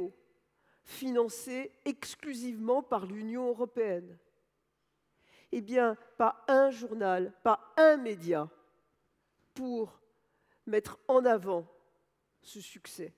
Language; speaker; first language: French; native; French